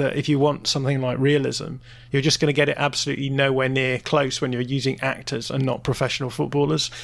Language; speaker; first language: English; native; English